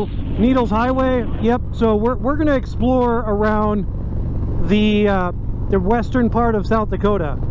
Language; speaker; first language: English; native; English